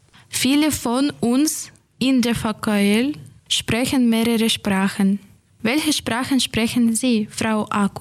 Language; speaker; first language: German; non-native, learner; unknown